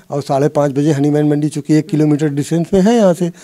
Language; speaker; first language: Hindi; native; Hindi